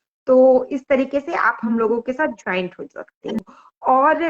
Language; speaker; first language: Hindi; native; Hindi